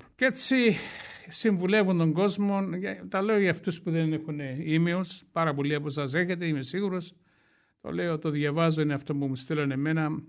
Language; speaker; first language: Greek; early bilingual, heritage; Greek